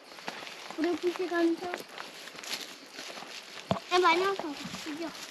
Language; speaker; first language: French; native; French